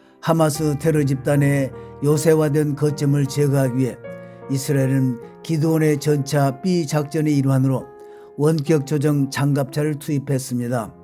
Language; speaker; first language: Korean; native; Korean